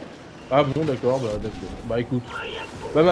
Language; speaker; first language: French; native; French